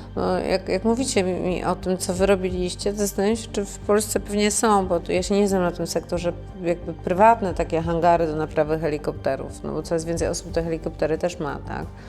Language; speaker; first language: Polish; native; Polish